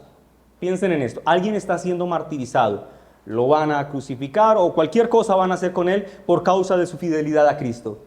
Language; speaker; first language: Spanish; native; Spanish